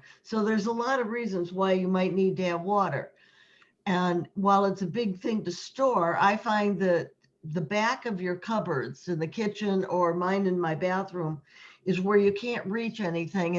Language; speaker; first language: English; native; English